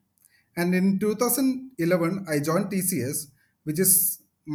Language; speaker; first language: English; non-native, local second language; Malayalam